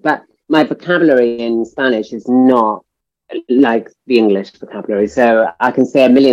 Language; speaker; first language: English; native; English